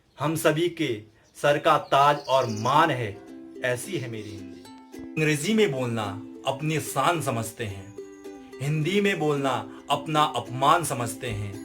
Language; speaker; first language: Hindi; native; Hindi